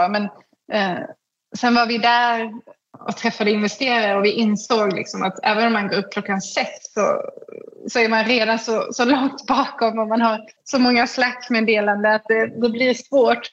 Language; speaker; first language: Swedish; native; Swedish